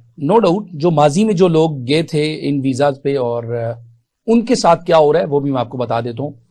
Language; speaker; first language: Urdu; non-native, local second language; Punjabi